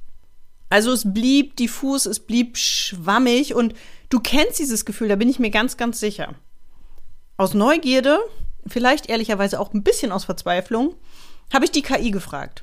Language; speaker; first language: German; native; German